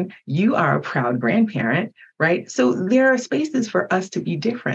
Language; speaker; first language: English; early bilingual, other home language; Haitian Creole